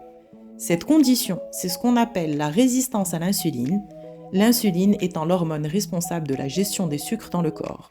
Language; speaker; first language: French; native; French